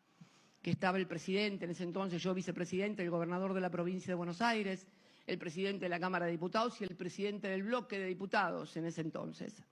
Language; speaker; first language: Spanish; native; Spanish